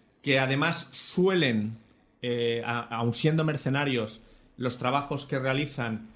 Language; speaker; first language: Spanish; native; Spanish